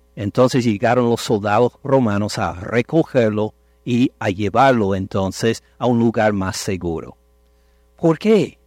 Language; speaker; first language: Spanish; non-native, fluent; English